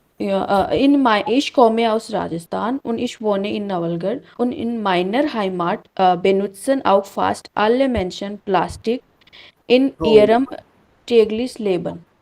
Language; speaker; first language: German; non-native, learner; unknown